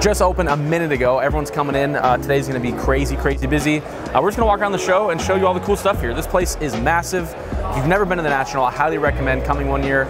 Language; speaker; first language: English; native; English